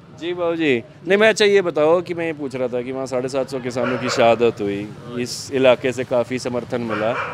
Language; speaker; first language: Hindi; native; Hindi